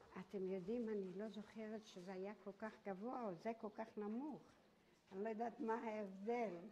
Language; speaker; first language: Hebrew; native; Hebrew